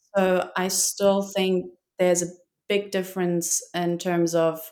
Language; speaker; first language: English; non-native, fluent; German